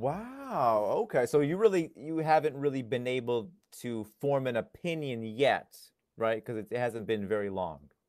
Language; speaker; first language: English; non-native, fluent; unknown